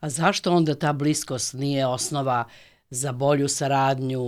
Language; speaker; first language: Serbian; native; Serbian